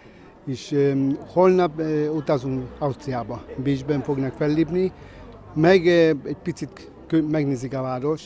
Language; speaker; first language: Hungarian; non-native, fluent; Spanish